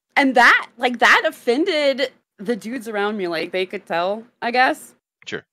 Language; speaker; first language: English; native; English